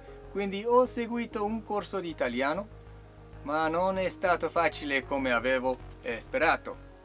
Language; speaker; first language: Italian; non-native, learner; Chinese